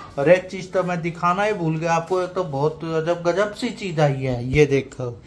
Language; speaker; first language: Hindi; native; Hindi